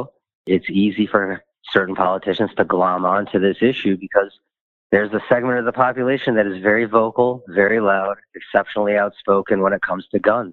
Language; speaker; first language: English; native; English